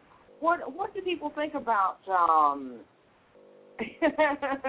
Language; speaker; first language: English; native; English